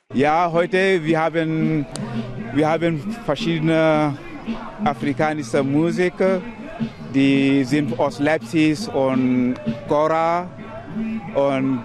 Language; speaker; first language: German; non-native, learner; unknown